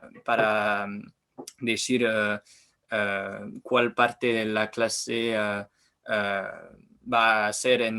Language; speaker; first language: Spanish; non-native, learner; French